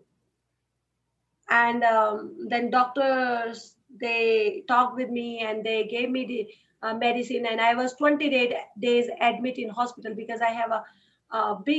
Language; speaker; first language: English; non-native, local second language; Hindi